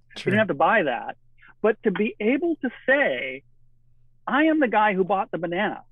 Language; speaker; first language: English; native; English